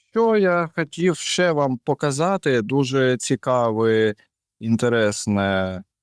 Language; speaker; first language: Ukrainian; non-native, local second language; Russian